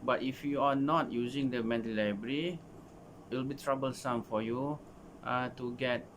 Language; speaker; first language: English; non-native, local second language; Malay